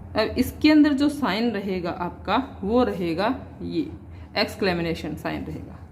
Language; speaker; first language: Hindi; native; Hindi